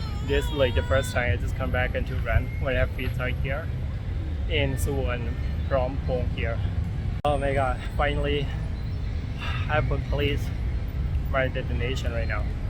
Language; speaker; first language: English; non-native, learner; Thai